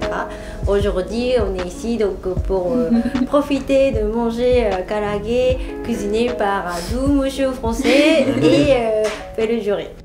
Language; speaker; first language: French; non-native, fluent; Japanese